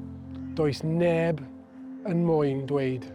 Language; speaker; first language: Welsh; non-native, local second language; English